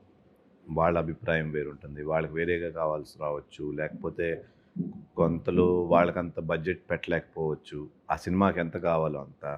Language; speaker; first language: Telugu; native; Telugu